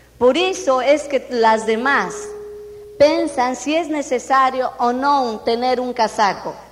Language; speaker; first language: Spanish; non-native, fluent; Portuguese